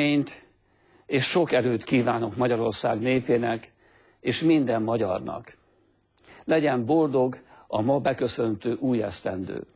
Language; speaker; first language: Hungarian; native; Hungarian